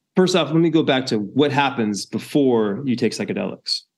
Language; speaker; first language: English; native; English